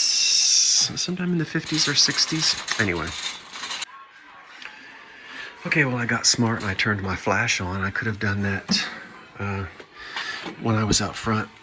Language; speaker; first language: English; native; English